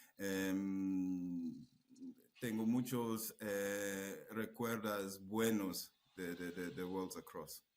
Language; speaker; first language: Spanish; non-native, learner; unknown